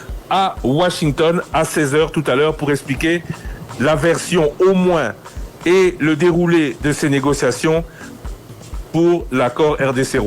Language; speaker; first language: French; non-native, local second language; Lingala